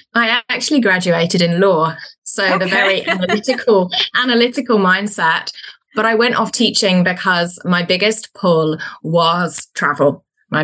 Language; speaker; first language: English; native; English